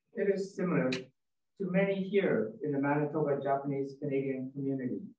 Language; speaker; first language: English; native; English